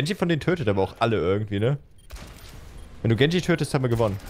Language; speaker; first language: German; native; German